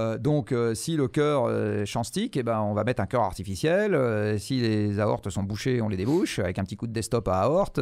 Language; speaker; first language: French; native; French